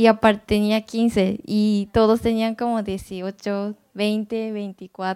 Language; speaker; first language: Spanish; non-native, learner; Japanese